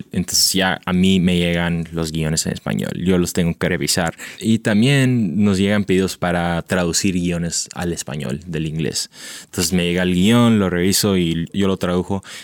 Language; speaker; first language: Spanish; early bilingual, heritage; Spanish